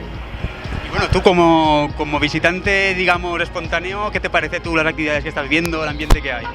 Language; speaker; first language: Spanish; native; Spanish